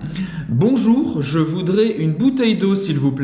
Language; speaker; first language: French; non-native, fluent; Portuguese